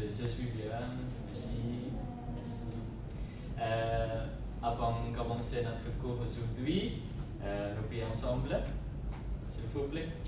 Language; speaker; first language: French; non-native, learner; Indonesian